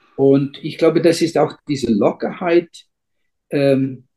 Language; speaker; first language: German; non-native, fluent; Icelandic